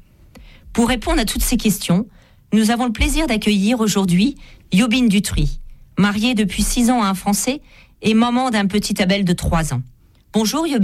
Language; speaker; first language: French; native; French